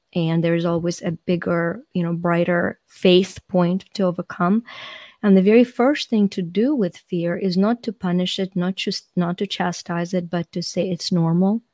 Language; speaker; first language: English; non-native, fluent; Ukrainian